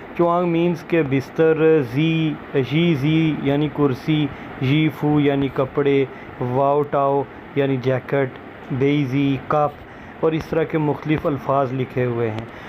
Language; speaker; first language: Urdu; non-native, local second language; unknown